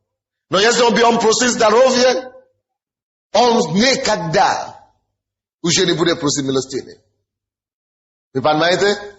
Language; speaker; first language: Russian; non-native, fluent; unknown